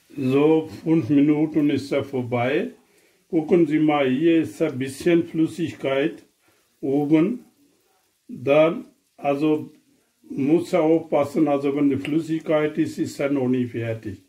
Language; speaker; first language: German; non-native, learner; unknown